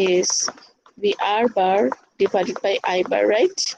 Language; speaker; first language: English; non-native, local second language; Bangla